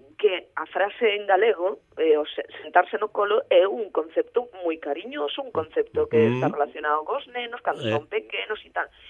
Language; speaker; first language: Galician; early bilingual, heritage; Galician